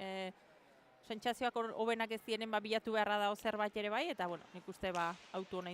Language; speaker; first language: Basque; native; Basque